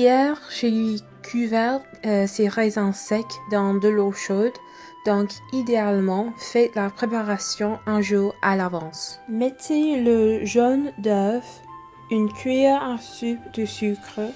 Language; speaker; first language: French; non-native, fluent; English